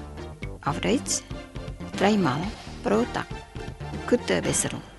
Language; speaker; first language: German; non-native, fluent; Indonesian